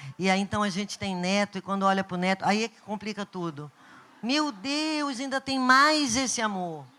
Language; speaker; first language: Portuguese; native; Portuguese